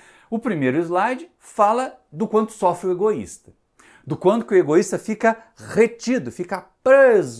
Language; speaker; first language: Portuguese; native; Portuguese